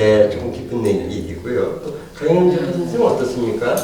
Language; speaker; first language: Korean; native; Korean